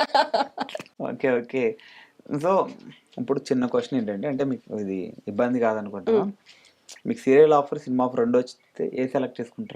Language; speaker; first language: Telugu; native; Telugu